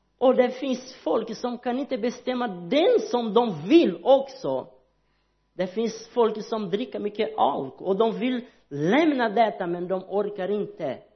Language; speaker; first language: Swedish; non-native, learner; Portuguese